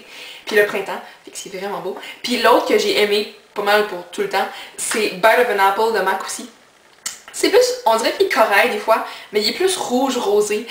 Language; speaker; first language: French; native; French